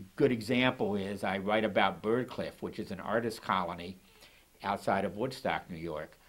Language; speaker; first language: English; native; English